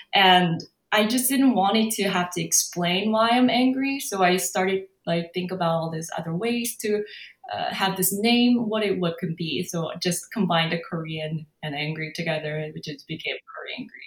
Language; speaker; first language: English; non-native, fluent; Korean